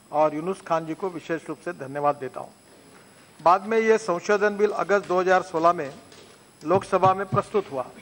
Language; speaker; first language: Hindi; non-native, local second language; Marathi